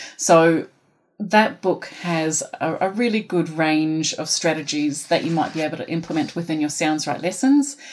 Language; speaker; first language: English; native; English